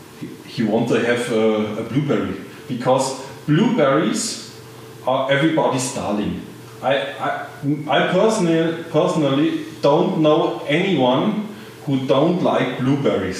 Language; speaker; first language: English; non-native, fluent; German